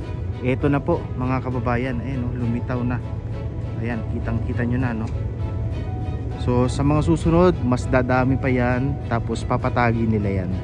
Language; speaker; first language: Filipino; native; Filipino